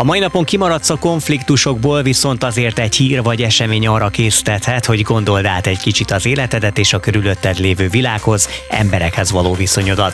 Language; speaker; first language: Hungarian; native; Hungarian